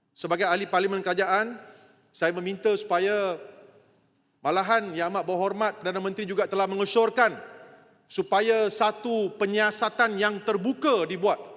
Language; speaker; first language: Malay; non-native, local second language; Tamil